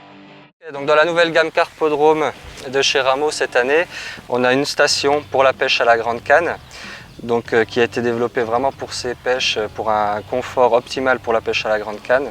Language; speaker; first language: French; native; French